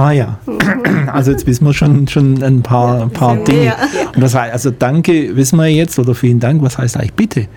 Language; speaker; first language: German; native; German